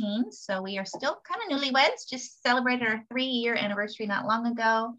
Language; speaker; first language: English; native; English